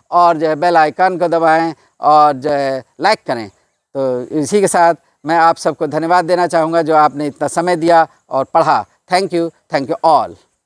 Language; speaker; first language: Hindi; native; Hindi